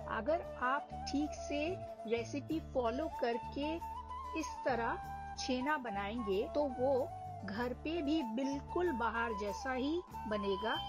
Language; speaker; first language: Hindi; non-native, local second language; Bangla